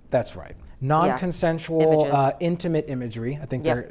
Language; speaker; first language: English; native; English